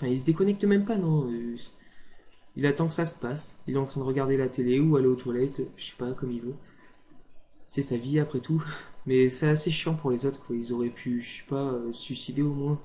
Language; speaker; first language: French; native; French